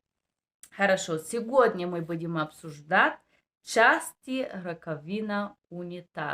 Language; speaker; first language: Russian; non-native, learner; Bulgarian